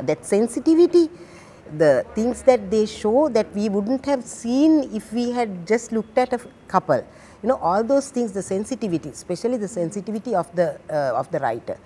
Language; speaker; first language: English; non-native, local second language; Sinhala